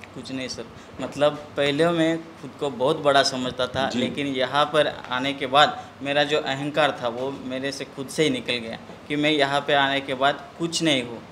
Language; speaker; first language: Hindi; non-native, local second language; Marathi